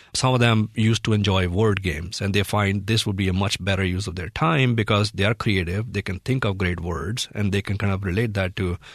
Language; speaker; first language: English; non-native, local second language; Hindi